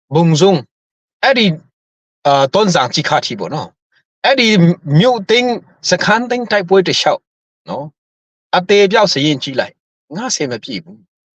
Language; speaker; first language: Burmese; non-native, local second language; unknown